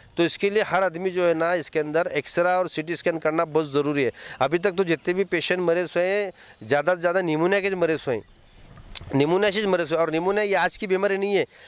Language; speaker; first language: Hindi; non-native, local second language; Urdu